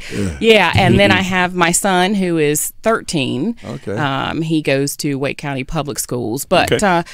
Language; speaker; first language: English; native; English